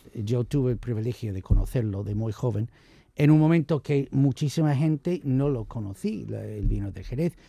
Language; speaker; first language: Spanish; non-native, fluent; English